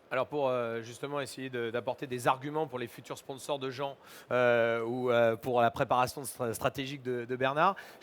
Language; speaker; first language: French; native; French